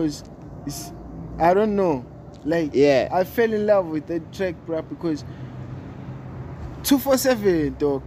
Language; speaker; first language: English; non-native, local second language; North Ndebele